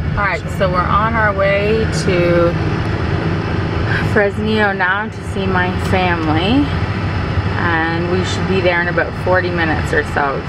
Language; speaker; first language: English; early bilingual, heritage; English